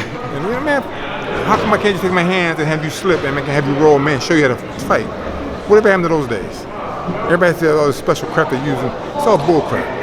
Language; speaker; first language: English; native; English